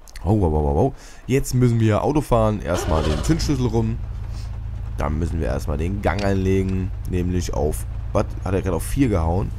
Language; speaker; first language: German; native; German